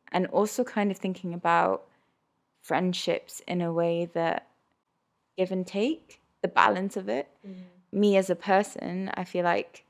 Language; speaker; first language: English; early bilingual, other home language; Urdu